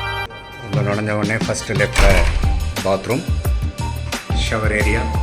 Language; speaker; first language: Tamil; native; Tamil